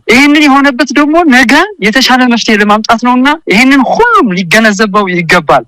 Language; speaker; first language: Amharic; non-native, local second language; Tigrinya